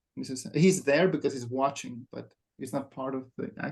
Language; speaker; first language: English; non-native, fluent; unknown